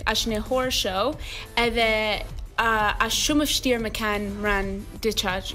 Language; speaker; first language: Albanian; early bilingual, heritage; Albanian